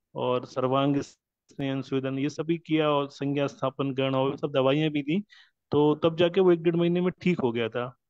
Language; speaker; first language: Hindi; non-native, local second language; Marathi